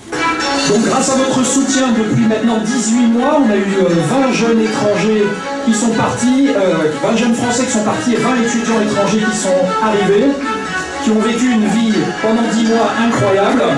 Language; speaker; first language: French; native; French